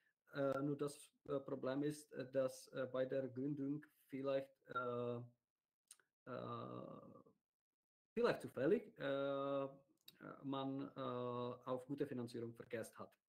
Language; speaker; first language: German; non-native, learner; Czech